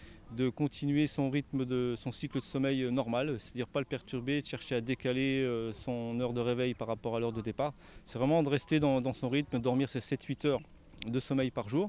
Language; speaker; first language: French; native; French